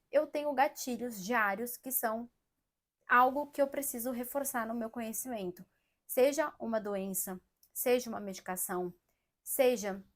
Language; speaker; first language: Portuguese; native; Portuguese